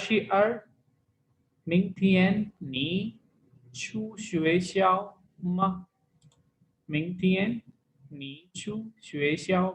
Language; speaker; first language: Chinese; non-native, learner; Urdu